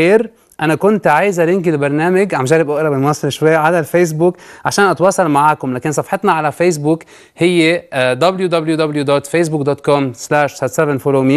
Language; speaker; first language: Arabic; native; Arabic